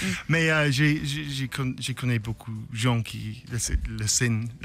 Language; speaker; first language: French; non-native, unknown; English